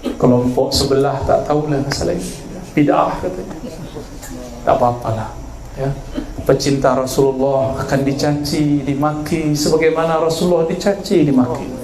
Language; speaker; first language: Malay; non-native, local second language; Minangkabau